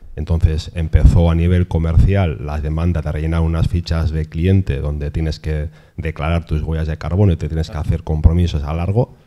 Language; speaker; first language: Spanish; non-native, local second language; Basque